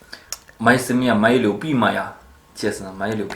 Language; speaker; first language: Russian; non-native, learner; Chinese